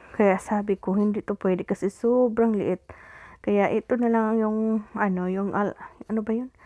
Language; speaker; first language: Filipino; non-native, local second language; Cebuano